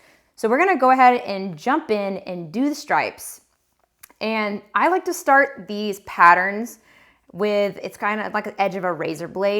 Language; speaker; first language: English; native; English